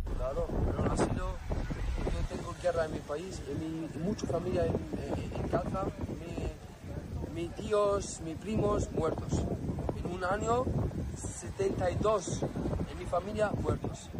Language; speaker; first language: Spanish; non-native, learner; Arabic